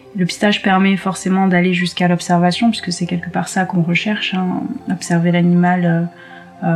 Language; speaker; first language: French; native; French